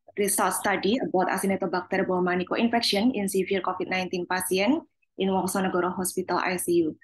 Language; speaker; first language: English; non-native, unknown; Indonesian